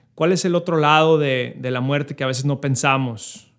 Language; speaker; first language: Spanish; native; Spanish